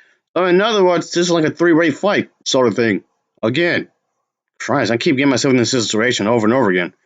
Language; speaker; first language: English; native; English